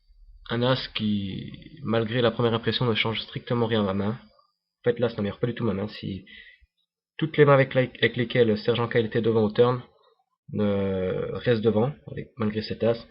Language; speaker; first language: French; native; French